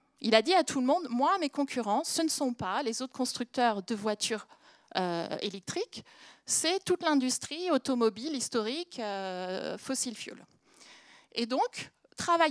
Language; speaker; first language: French; native; French